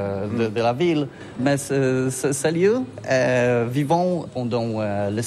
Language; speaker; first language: French; non-native, learner; Polish